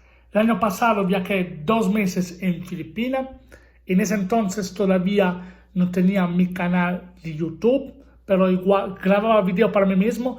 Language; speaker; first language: Spanish; non-native, fluent; Italian